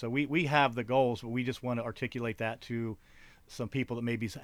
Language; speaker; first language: English; native; English